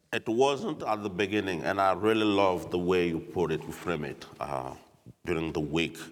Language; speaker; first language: English; non-native, fluent; French